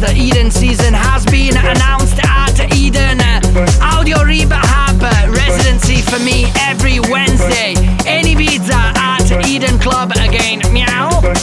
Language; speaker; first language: English; non-native, fluent; Italian